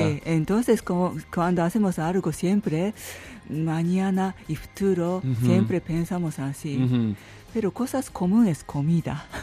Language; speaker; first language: Spanish; non-native, learner; Japanese